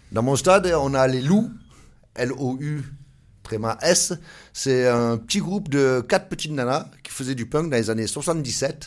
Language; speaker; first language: French; native; French